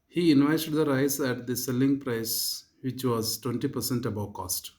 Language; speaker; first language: English; non-native, local second language; Kannada